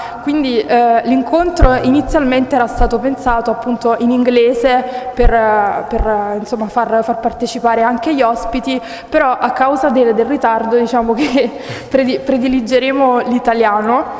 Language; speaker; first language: Italian; native; Italian